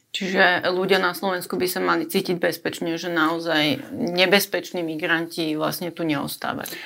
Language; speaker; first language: Slovak; native; Slovak